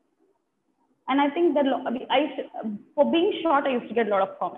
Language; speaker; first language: English; non-native, local second language; Tamil